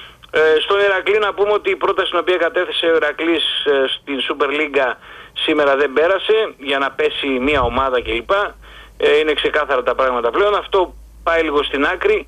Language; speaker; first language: Greek; native; Greek